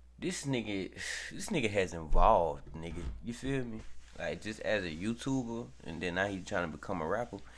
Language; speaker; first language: English; native; English